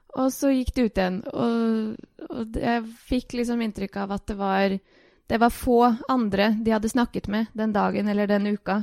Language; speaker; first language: Norwegian; early bilingual, other home language; Bosnian